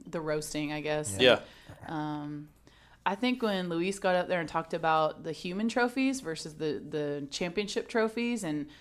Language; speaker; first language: English; native; English